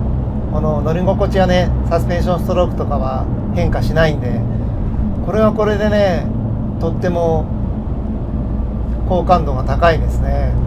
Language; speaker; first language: Japanese; native; Japanese